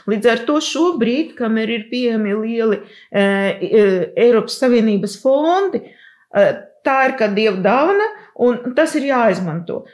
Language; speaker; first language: Latvian; non-native, local second language; Russian